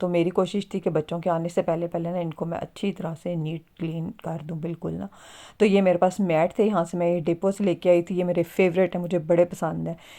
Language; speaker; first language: Urdu; native; Urdu